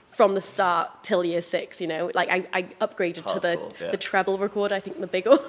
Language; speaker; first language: English; native; English